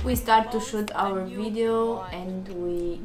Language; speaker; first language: English; non-native, learner; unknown